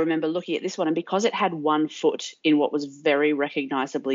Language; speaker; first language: English; native; English